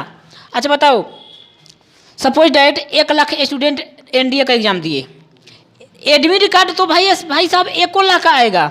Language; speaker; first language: Hindi; non-native, local second language; Bhojpuri